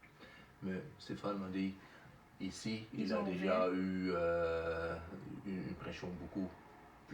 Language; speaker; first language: French; non-native, fluent; Dutch